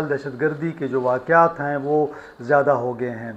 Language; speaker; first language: Urdu; native; Urdu